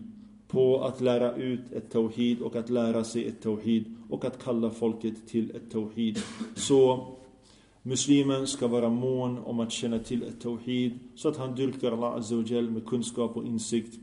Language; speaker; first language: Swedish; early bilingual, other home language; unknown